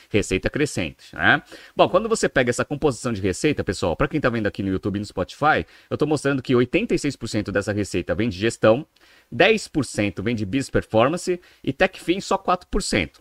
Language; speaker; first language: Portuguese; native; Portuguese